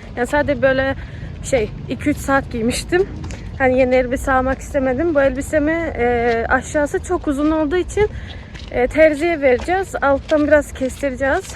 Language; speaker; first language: Turkish; early bilingual, heritage; Turkish